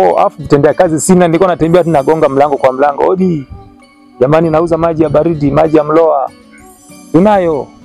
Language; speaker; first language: Swahili; non-native, local second language; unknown